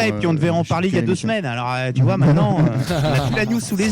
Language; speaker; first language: French; native; French